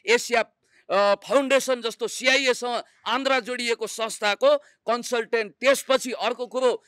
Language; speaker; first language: Nepali; native; Nepali